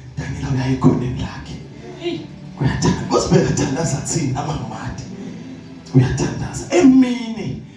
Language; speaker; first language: Zulu; non-native, local second language; Swati